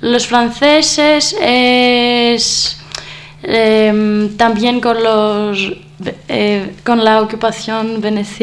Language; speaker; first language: Spanish; non-native, learner; Greek